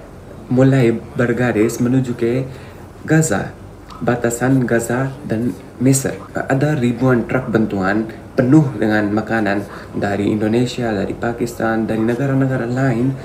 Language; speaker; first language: Indonesian; non-native, fluent; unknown